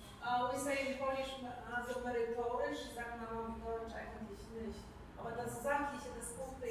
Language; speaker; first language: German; non-native, fluent; Polish